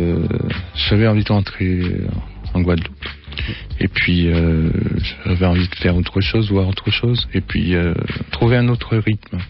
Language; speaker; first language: French; native; French